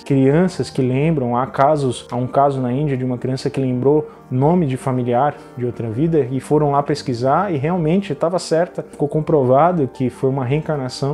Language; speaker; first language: Portuguese; native; Portuguese